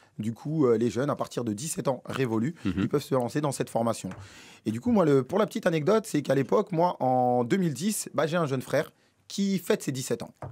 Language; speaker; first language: French; native; French